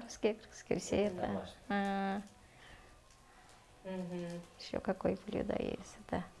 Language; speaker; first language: Russian; non-native, learner; Kyrgyz